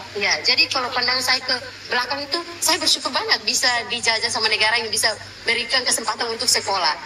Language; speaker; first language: Indonesian; non-native, fluent; Tetum